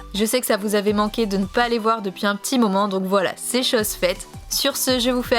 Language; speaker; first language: French; native; French